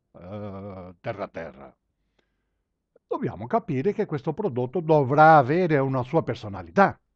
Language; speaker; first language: Italian; early bilingual, heritage; Italian